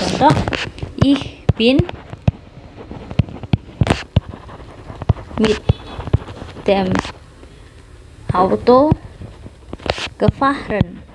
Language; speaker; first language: German; non-native, fluent; Indonesian